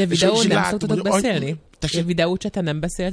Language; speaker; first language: Hungarian; native; Hungarian